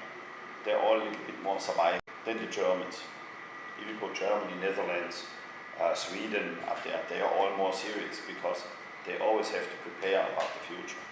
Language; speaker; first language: English; non-native, fluent; German